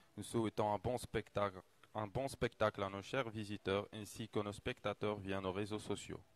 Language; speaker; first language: French; non-native, local second language; Arabic